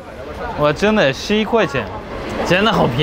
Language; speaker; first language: Chinese; non-native, fluent; Japanese